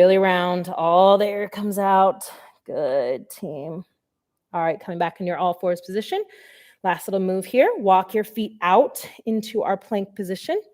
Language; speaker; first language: English; native; English